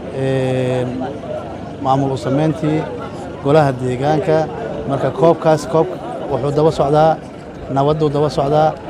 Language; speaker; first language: Somali; native; Somali